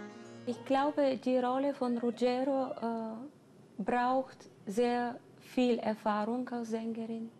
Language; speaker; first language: German; non-native, fluent; Bulgarian